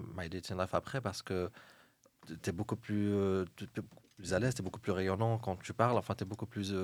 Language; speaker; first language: French; non-native, local second language; Arabic